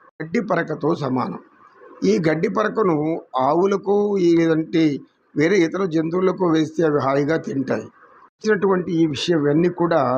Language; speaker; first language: Telugu; native; Telugu